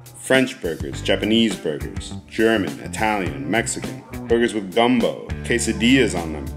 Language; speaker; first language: English; native; English